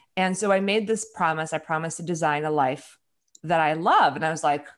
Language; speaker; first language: English; native; English